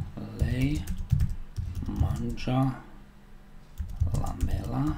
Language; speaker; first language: Italian; non-native, learner; Slovak